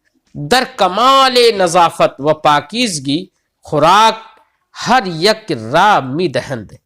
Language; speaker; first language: Persian; non-native, fluent; Urdu